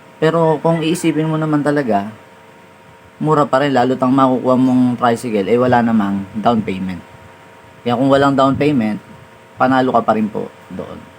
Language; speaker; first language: Filipino; native; Filipino